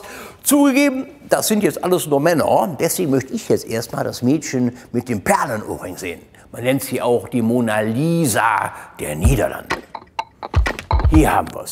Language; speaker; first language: German; native; German